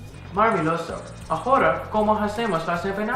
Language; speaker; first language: Spanish; non-native, learner; English